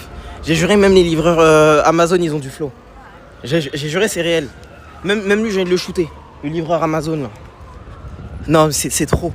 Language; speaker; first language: French; native; French